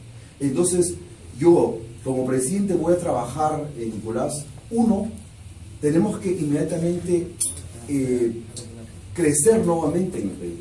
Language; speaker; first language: Spanish; non-native, local second language; Shipibo-Conibo